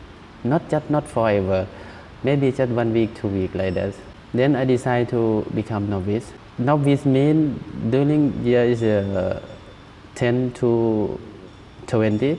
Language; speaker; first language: English; non-native, learner; Thai